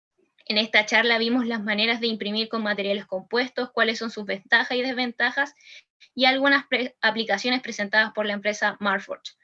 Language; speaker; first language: Spanish; native; Spanish